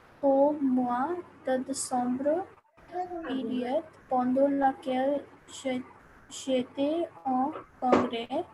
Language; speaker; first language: French; non-native, learner; Hindi